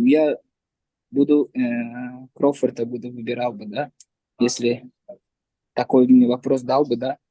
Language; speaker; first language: Russian; non-native, learner; Uzbek